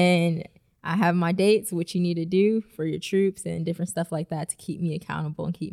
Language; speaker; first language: English; native; English